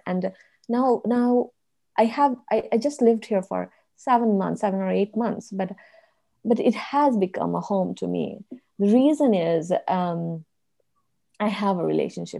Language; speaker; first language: English; non-native, local second language; Bangla